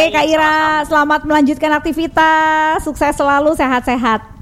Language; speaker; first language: Indonesian; native; Indonesian